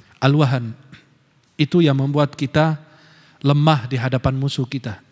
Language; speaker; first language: Indonesian; non-native, fluent; Arabic